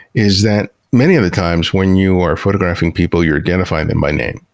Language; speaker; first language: English; early bilingual, other home language; Spanish